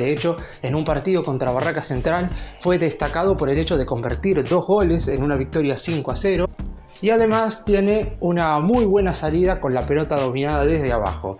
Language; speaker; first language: Spanish; native; Spanish